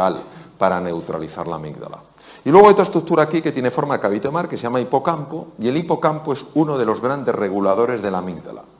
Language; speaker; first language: Spanish; native; Spanish